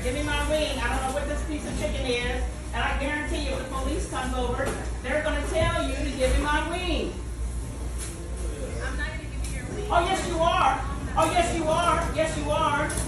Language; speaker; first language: English; native; English